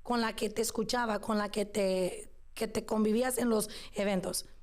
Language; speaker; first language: Spanish; early bilingual, other home language; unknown